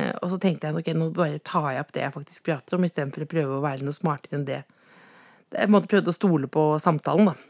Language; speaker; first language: Norwegian; native; Norwegian